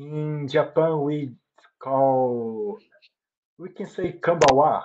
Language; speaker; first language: English; non-native, learner; Portuguese